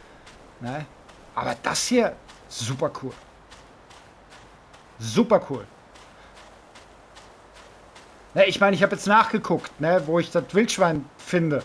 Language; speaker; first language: German; native; German